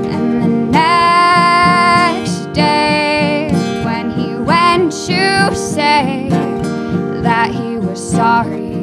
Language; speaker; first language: English; native; English